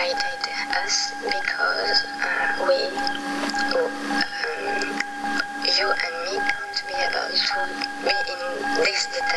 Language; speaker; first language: English; non-native, fluent; French